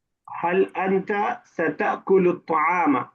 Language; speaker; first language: Arabic; non-native, fluent; Urdu